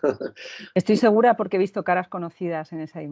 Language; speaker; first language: Spanish; native; Spanish